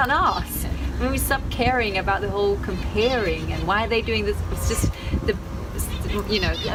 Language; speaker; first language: English; non-native, fluent; Danish